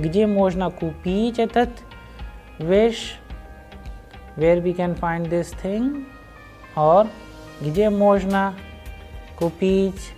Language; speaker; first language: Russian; non-native, fluent; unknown